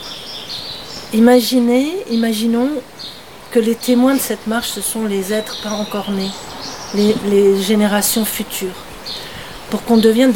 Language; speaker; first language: French; non-native, local second language; Arabic